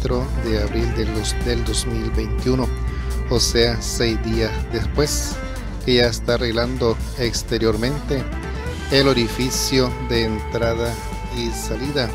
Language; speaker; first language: Spanish; native; Spanish